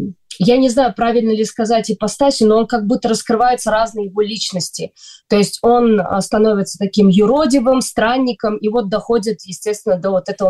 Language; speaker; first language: Russian; native; Russian